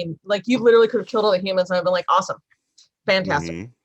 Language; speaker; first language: English; native; English